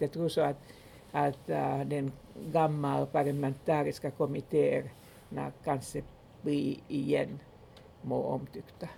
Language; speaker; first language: Swedish; non-native, local second language; Finnish